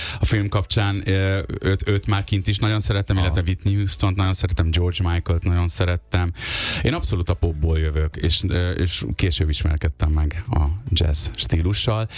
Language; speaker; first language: Hungarian; early bilingual, other home language; Urdu